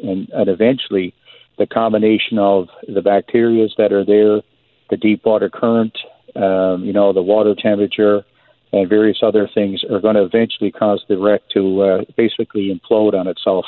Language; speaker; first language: English; native; English